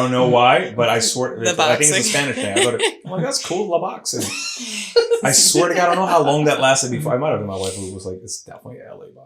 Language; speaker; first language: English; native; English